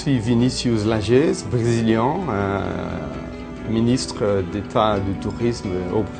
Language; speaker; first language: French; non-native, fluent; Portuguese